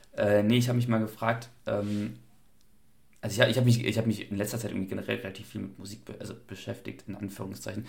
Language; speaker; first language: German; native; German